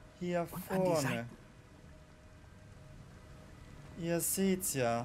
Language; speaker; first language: German; native; German